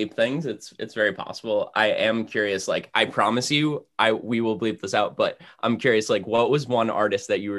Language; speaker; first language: English; native; English